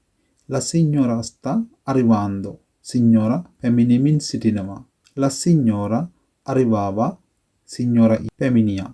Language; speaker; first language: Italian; non-native, fluent; Sinhala